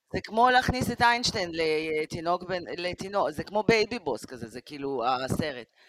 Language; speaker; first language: Hebrew; native; Hebrew